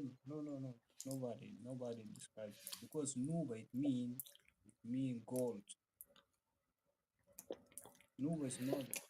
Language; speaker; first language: English; non-native, fluent; Arabic